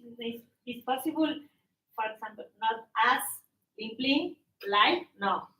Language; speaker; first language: English; non-native, learner; Spanish